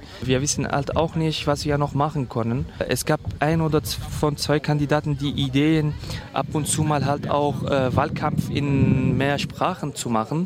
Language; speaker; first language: German; non-native, fluent; Kurdish